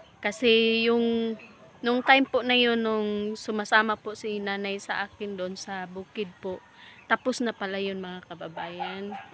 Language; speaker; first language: Filipino; non-native, local second language; Cebuano